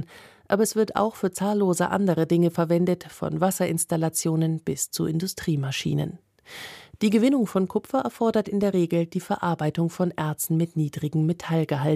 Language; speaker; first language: German; native; German